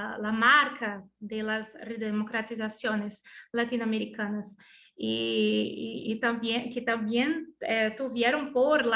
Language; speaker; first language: Spanish; non-native, learner; Portuguese